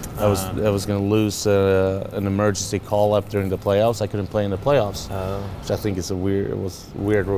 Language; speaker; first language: English; non-native, fluent; Swedish